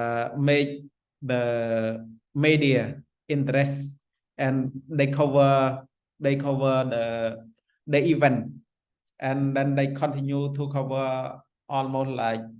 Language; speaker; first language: English; non-native, fluent; Khmer